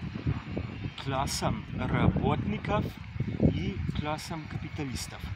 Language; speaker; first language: Russian; non-native, learner; Slovenian